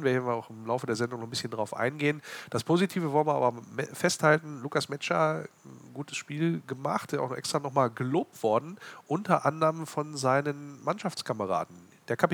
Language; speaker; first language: German; native; German